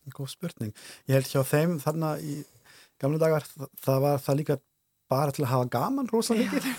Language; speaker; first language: Icelandic; non-native, fluent; German